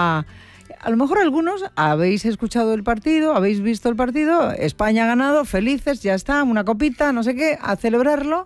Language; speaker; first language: Spanish; native; Spanish